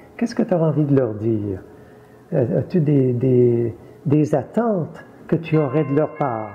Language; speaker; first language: French; native; French